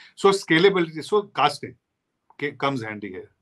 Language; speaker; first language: English; non-native, local second language; Hindi